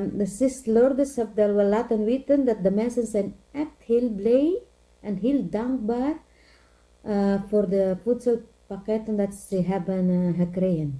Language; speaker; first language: Dutch; non-native, learner; Filipino